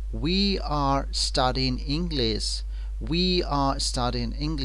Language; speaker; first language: English; non-native, fluent; Spanish